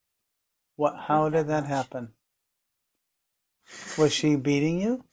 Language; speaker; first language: English; native; English